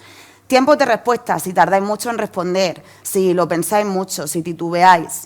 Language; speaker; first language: Spanish; native; Spanish